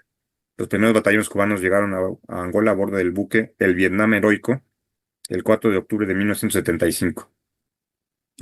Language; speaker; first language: Spanish; native; Spanish